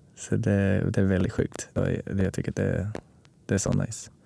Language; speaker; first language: Swedish; non-native, fluent; English